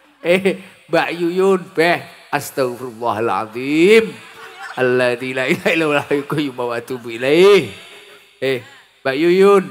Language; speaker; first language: Indonesian; non-native, local second language; Javanese